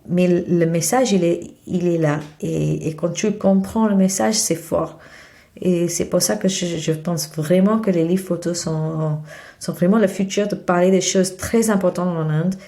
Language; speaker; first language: French; non-native, fluent; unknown